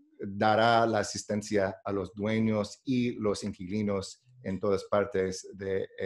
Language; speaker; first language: Spanish; non-native, learner; English